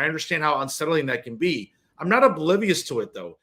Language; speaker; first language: English; native; English